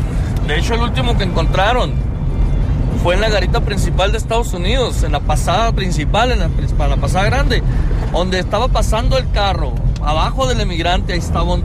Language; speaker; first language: Spanish; native; Spanish